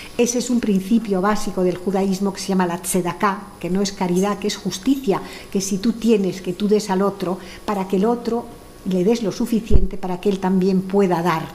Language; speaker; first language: Spanish; early bilingual, other home language; French